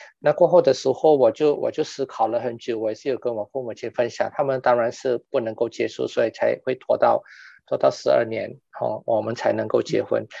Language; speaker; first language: Chinese; non-native, local second language; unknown